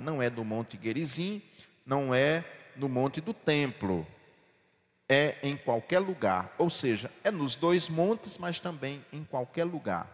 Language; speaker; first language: Portuguese; native; Portuguese